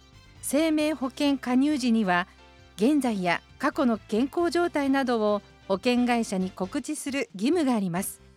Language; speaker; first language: Japanese; native; Japanese